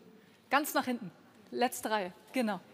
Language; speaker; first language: German; native; German